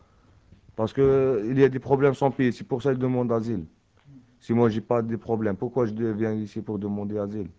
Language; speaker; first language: French; non-native, learner; Arabic